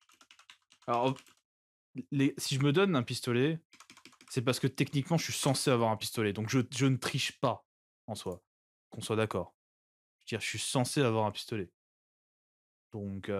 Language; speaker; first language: French; native; French